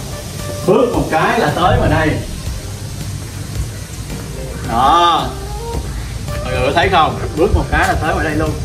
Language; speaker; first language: Vietnamese; native; Vietnamese